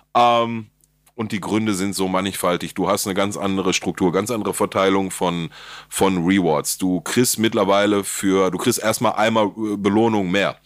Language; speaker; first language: German; native; German